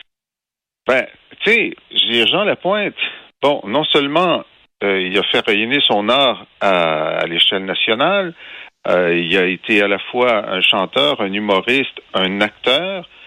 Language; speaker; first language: French; native; French